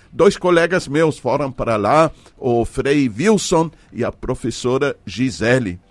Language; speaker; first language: Portuguese; non-native, fluent; German